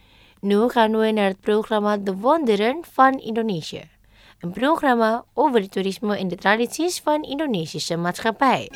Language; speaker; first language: Dutch; non-native, fluent; Indonesian